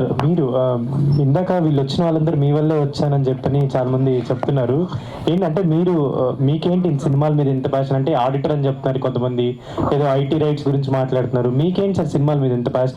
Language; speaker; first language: Telugu; native; Telugu